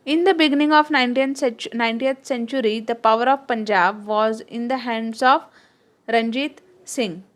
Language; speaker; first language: English; non-native, local second language; Marathi